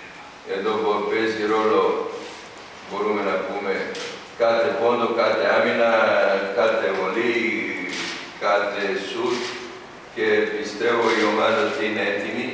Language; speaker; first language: Greek; non-native, fluent; Serbian